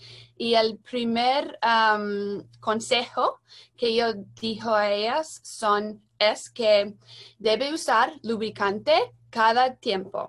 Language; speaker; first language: Spanish; non-native, learner; English